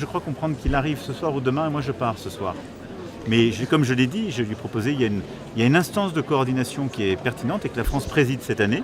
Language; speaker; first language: French; native; French